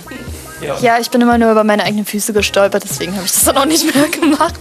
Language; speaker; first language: German; native; German